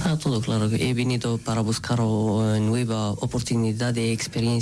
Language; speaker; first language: Spanish; non-native, learner; Arabic